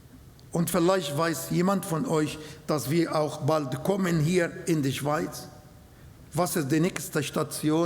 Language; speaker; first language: German; non-native, learner; Arabic